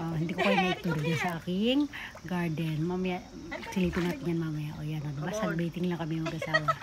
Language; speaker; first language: Filipino; native; Filipino